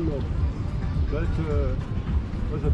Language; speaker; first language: English; non-native, learner; French